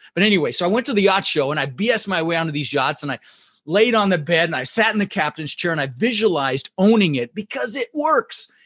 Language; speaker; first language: English; early bilingual, other home language; Dutch